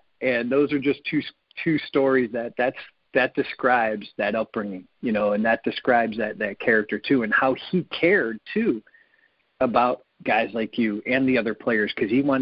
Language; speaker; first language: English; native; English